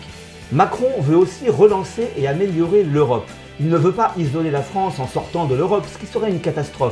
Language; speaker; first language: French; native; French